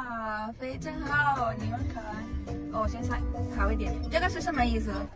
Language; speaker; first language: Chinese; non-native, learner; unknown